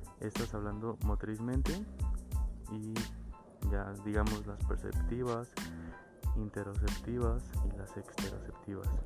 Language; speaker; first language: Spanish; native; Spanish